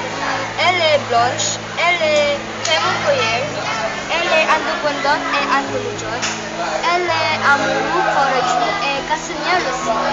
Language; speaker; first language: French; non-native, learner; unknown